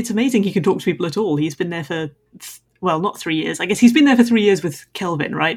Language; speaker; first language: English; native; English